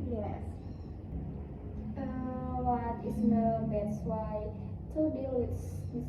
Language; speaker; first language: English; non-native, learner; Indonesian